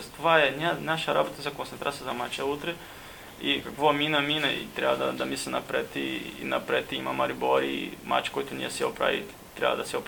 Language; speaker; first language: Bulgarian; non-native, learner; Portuguese